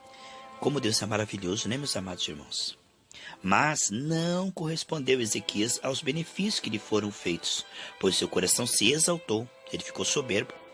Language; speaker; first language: Portuguese; native; Portuguese